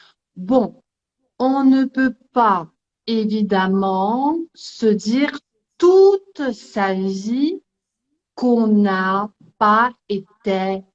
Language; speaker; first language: French; native; French